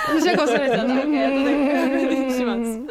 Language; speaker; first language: Japanese; non-native, learner; Russian